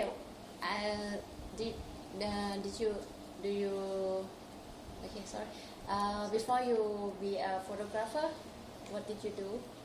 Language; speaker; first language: English; non-native, local second language; Thai